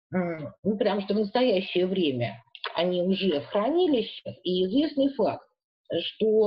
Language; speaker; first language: Russian; native; Russian